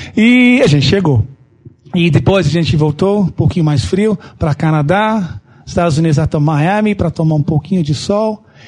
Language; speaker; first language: Portuguese; non-native, fluent; English